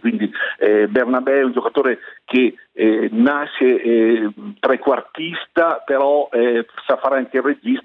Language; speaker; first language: Italian; native; Italian